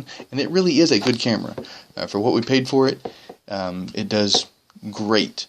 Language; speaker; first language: English; native; English